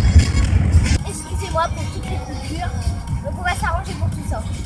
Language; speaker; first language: French; native; French